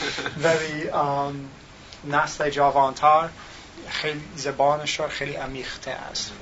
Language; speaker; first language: Tajik; non-native, learner; English